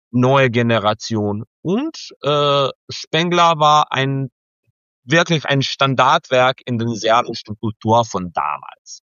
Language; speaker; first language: German; non-native, fluent; Serbian